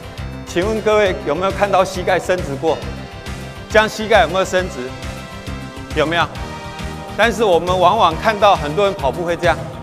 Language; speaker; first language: Chinese; native; Chinese